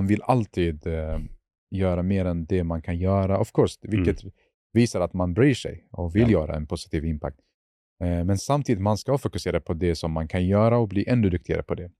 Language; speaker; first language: Swedish; non-native, fluent; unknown